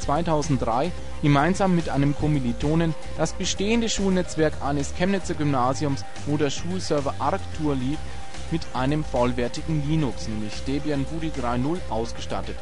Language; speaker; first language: German; native; German